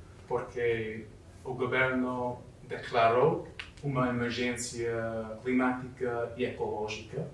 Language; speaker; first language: Portuguese; non-native, learner; English